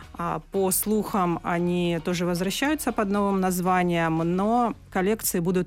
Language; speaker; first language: Russian; native; Russian